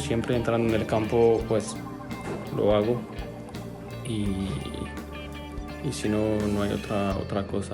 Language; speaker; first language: Spanish; non-native, fluent; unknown